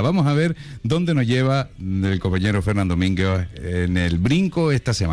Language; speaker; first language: Spanish; native; Spanish